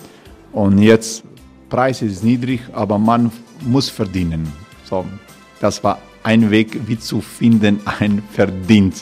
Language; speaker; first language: German; non-native, learner; Croatian